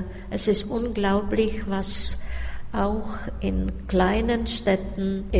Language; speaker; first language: German; non-native, fluent; Czech